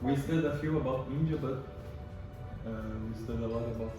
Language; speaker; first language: English; non-native, learner; Portuguese